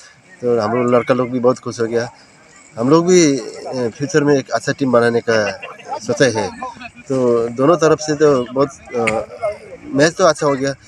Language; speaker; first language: Hindi; non-native, local second language; Bodo